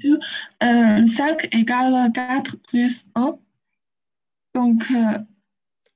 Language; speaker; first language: French; non-native, fluent; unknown